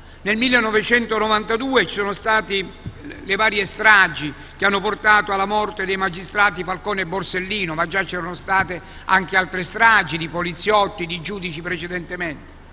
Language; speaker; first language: Italian; native; Italian